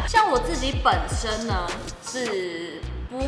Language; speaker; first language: Chinese; native; Chinese